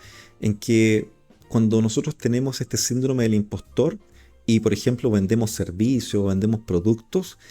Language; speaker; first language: Spanish; native; Spanish